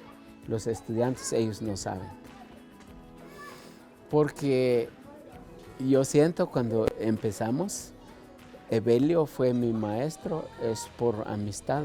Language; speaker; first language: Spanish; non-native, local second language; Kʼicheʼ